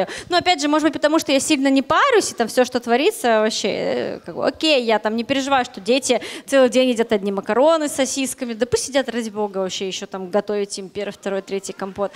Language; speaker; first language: Russian; native; Russian